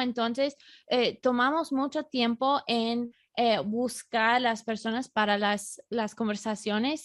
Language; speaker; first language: Spanish; non-native, fluent; English